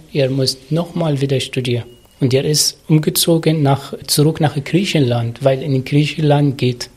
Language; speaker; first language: German; non-native, learner; Arabic